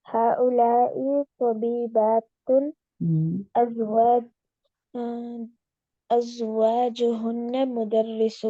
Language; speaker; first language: Arabic; non-native, learner; Urdu